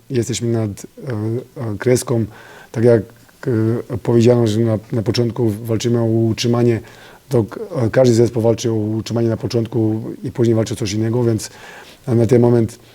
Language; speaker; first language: Polish; non-native, fluent; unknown